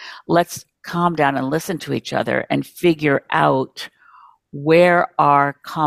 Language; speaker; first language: English; native; English